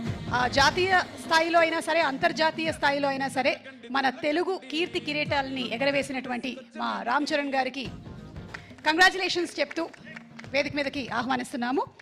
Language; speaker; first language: Telugu; native; Telugu